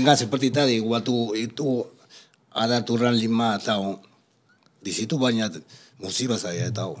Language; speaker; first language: Indonesian; non-native, fluent; Spanish